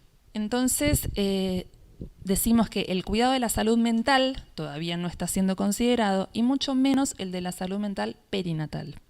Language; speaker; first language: Spanish; native; Spanish